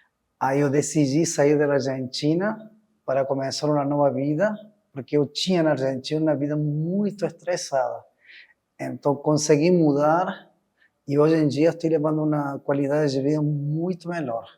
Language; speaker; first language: Portuguese; non-native, fluent; Spanish